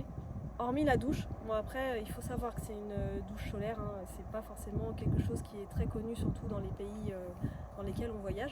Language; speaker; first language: French; native; French